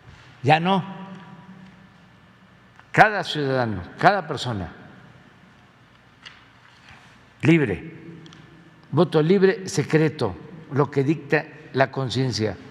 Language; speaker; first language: Spanish; native; Spanish